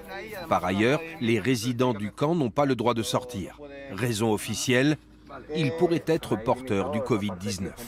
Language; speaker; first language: French; native; French